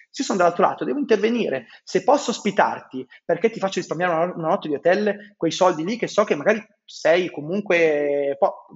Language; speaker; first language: Italian; native; Italian